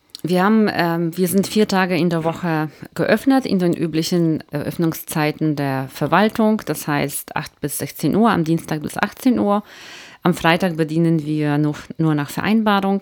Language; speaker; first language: German; native; German